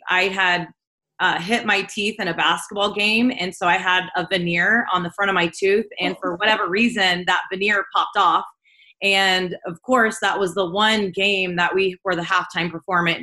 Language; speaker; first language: English; native; English